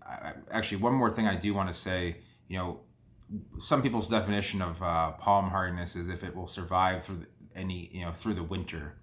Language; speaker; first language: English; native; English